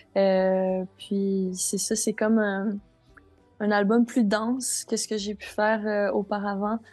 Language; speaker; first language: French; native; French